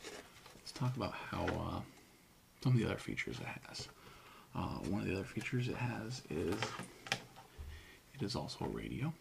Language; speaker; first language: English; native; English